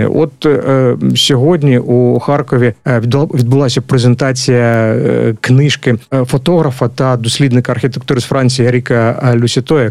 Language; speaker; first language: Ukrainian; native; Ukrainian